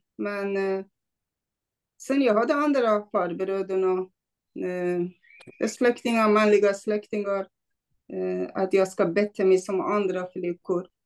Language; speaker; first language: Swedish; non-native, fluent; Kurdish